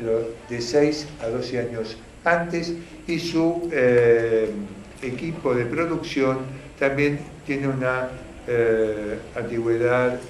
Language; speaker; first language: Spanish; native; Spanish